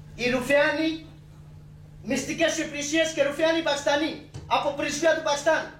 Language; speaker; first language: Greek; non-native, learner; Urdu